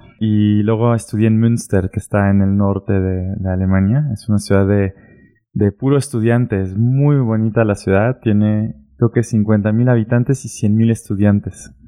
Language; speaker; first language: Spanish; early bilingual, heritage; German